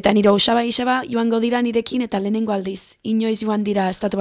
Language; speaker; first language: Basque; early bilingual, heritage; Basque